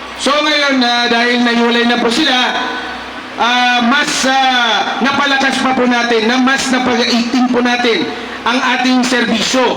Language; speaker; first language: Filipino; non-native, local second language; Maguindanaon